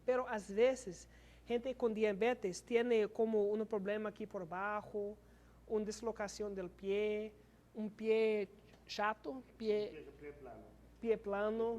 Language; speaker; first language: Spanish; non-native, learner; English